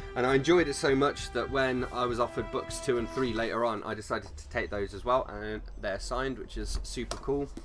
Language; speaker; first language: English; native; English